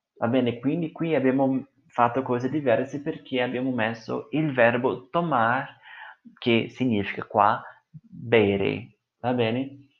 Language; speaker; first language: Italian; non-native, fluent; Portuguese